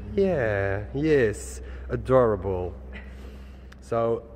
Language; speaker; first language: English; non-native, learner; Western Frisian